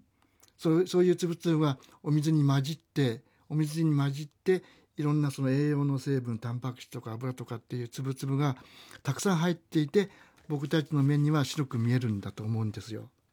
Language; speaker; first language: Japanese; native; Japanese